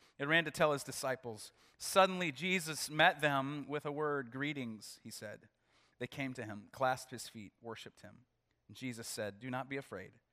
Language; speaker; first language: English; native; English